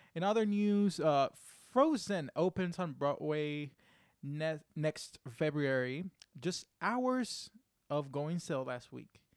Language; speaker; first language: English; non-native, fluent; Spanish